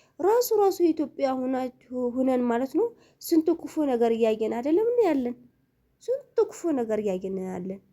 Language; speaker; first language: Amharic; non-native, local second language; Tigrinya